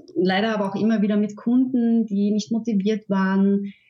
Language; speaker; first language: German; native; German